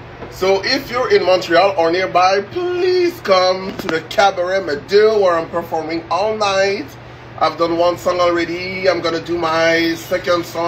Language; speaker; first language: English; non-native, fluent; French